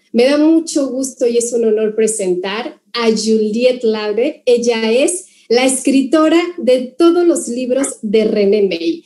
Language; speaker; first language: Spanish; native; Spanish